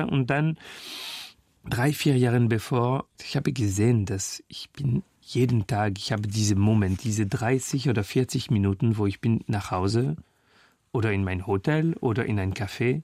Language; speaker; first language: German; non-native, fluent; French